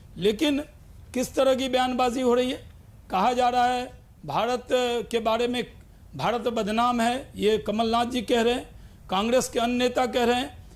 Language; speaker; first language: Hindi; native; Hindi